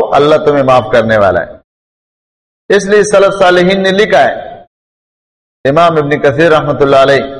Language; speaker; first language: Urdu; non-native, local second language; Pashto